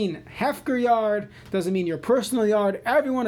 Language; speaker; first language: English; native; English